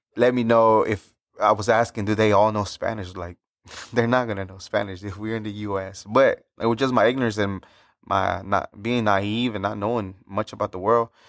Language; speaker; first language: English; early bilingual, other home language; Spanish